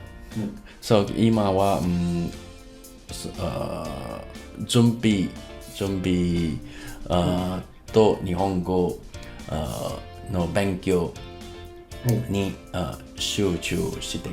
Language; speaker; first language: Japanese; non-native, learner; English